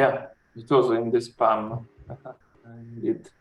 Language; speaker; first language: English; non-native, fluent; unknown